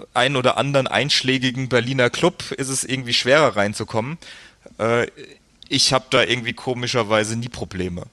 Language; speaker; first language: German; native; German